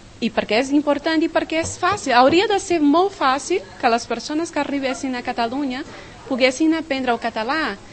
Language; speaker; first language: Catalan; non-native, fluent; Portuguese